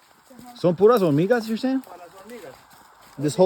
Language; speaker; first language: English; native; English